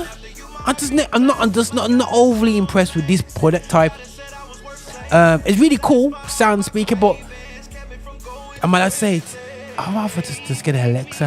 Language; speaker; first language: English; native; English